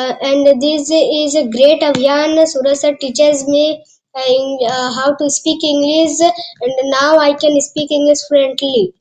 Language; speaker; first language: English; non-native, learner; Hindi